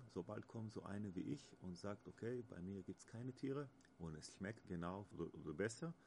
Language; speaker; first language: German; non-native, learner; Hebrew